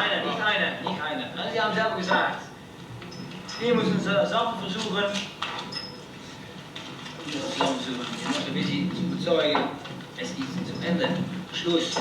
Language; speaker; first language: German; non-native, learner; Dutch